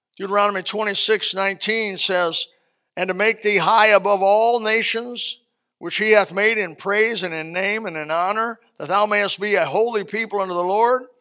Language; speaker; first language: English; native; English